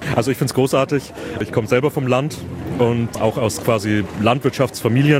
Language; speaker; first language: German; native; German